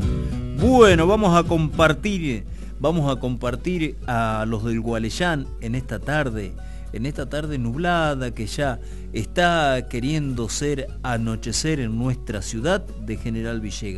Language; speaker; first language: Spanish; native; Spanish